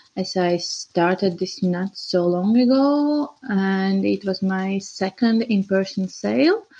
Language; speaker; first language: English; non-native, fluent; Latvian